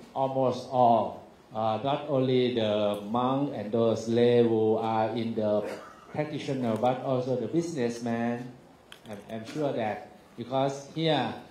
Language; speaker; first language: English; non-native, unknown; Thai